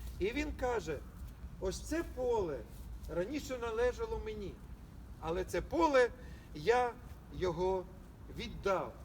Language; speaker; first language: Ukrainian; non-native, local second language; Russian